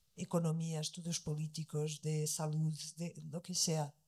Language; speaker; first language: Spanish; non-native, fluent; Portuguese